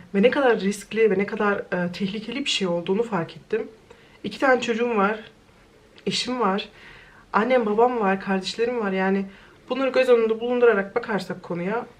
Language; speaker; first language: Turkish; early bilingual, heritage; Turkish